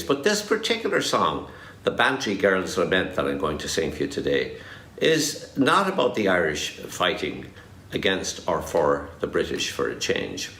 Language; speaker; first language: English; native; English